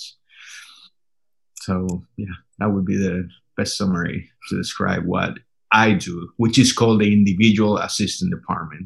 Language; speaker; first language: English; non-native, fluent; Spanish